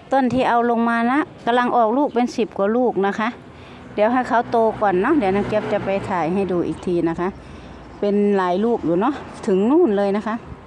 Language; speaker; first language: Thai; native; Thai